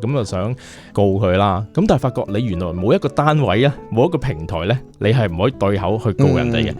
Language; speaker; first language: Cantonese; native; Cantonese